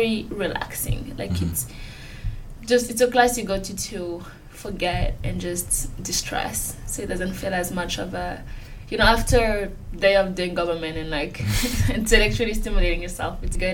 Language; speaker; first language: English; non-native, fluent; French